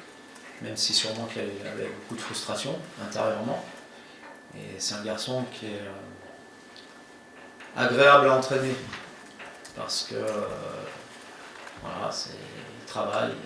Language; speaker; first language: French; native; French